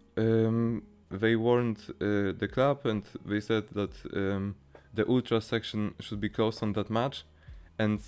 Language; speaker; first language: English; non-native, fluent; Polish